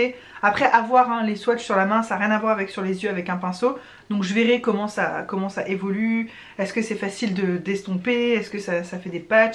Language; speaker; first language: French; native; French